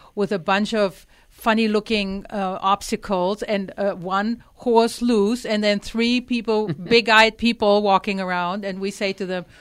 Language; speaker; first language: English; non-native, fluent; German